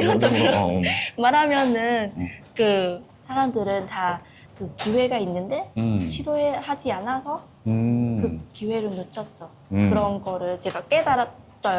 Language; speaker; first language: Korean; non-native, fluent; Vietnamese